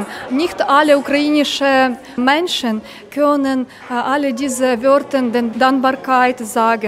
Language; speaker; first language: German; non-native, learner; Ukrainian